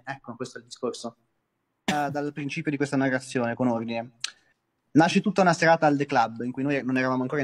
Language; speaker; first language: Italian; native; Italian